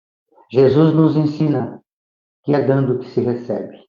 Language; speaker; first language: Portuguese; native; Portuguese